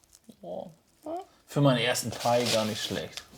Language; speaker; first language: German; native; German